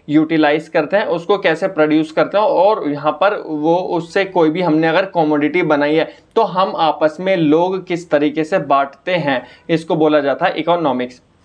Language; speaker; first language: Hindi; native; Hindi